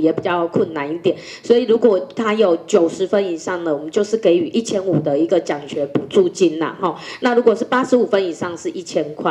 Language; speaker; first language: Chinese; native; Chinese